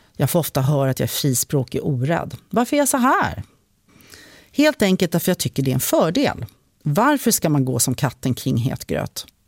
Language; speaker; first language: Swedish; early bilingual, other home language; French